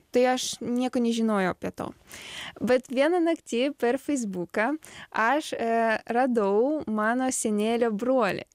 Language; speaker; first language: Lithuanian; non-native, learner; Ukrainian